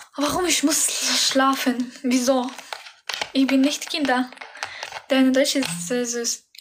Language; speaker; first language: German; non-native, learner; Ukrainian